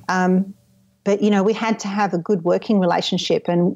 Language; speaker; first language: English; native; English